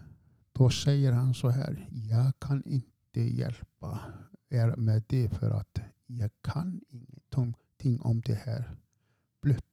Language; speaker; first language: Swedish; non-native, fluent; Icelandic